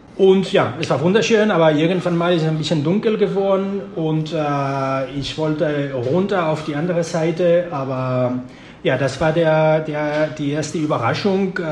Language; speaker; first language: German; non-native, fluent; Spanish